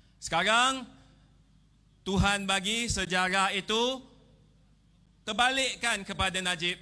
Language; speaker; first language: Malay; non-native, local second language; Chinese